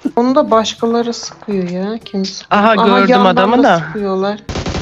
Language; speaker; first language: Turkish; native; Turkish